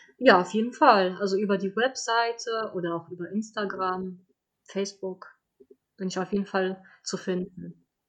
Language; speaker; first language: German; early bilingual, other home language; Polish